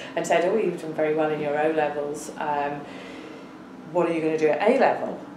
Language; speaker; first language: English; native; English